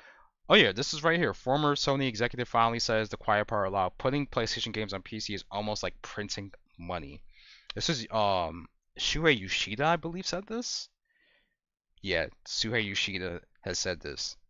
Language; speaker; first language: English; native; English